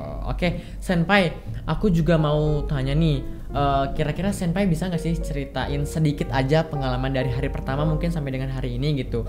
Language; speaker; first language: Indonesian; native; Indonesian